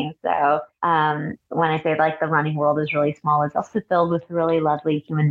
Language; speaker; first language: English; native; English